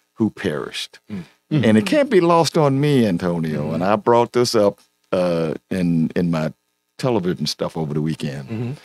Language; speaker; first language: English; native; English